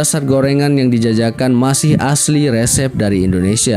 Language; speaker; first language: Indonesian; native; Indonesian